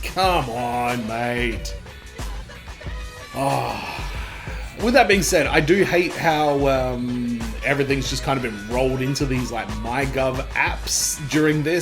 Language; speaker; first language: English; native; English